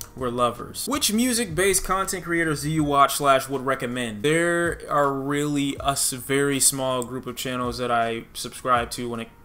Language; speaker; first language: English; native; English